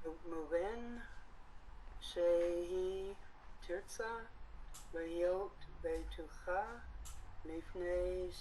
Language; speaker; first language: Hebrew; non-native, learner; English